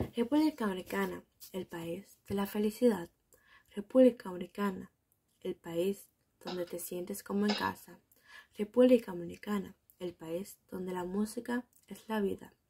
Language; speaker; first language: German; early bilingual, other home language; Spanish